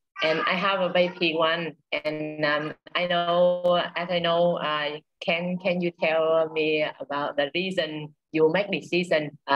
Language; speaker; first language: English; non-native, learner; Vietnamese